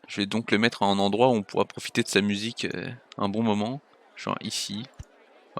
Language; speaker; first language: French; native; French